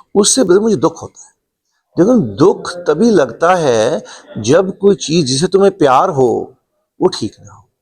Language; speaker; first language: Hindi; non-native, local second language; Punjabi